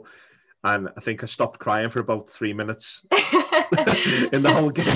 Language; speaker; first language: English; native; English